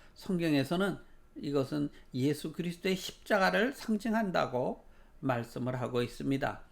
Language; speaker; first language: Korean; native; Korean